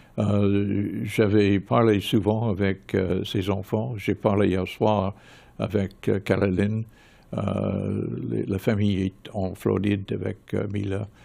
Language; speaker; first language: French; non-native, fluent; English